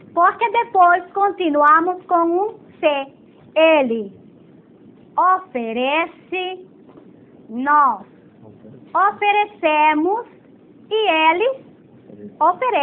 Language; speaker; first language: Portuguese; non-native, fluent; Spanish